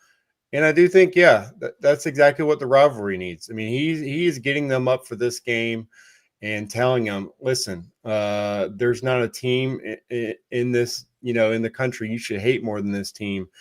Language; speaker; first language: English; native; English